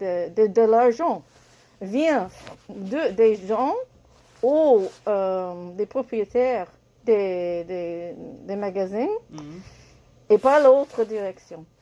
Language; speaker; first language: French; non-native, learner; English